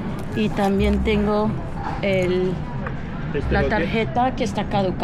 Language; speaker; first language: Spanish; early bilingual, heritage; English